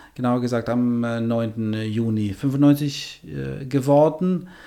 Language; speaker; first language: German; non-native, fluent; Albanian